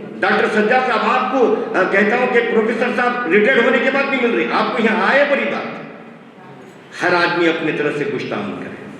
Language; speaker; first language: Urdu; native; Urdu